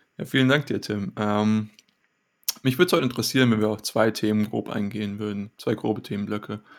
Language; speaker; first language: German; native; German